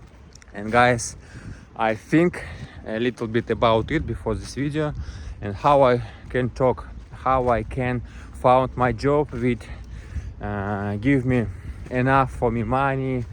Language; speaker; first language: English; non-native, learner; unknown